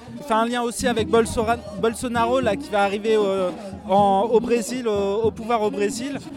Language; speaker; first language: French; native; French